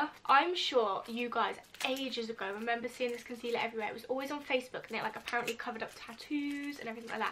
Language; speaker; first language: English; native; English